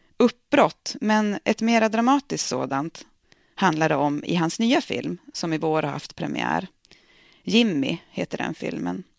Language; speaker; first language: Swedish; native; Swedish